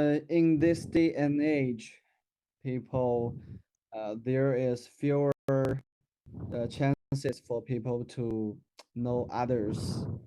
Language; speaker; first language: English; non-native, learner; Chinese